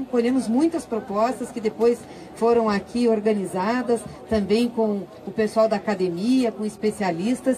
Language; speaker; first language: Portuguese; native; Portuguese